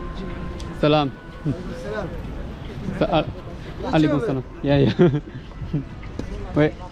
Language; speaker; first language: English; non-native, learner; Chinese